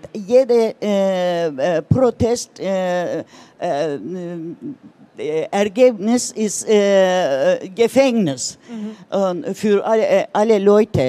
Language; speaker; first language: German; non-native, learner; Turkish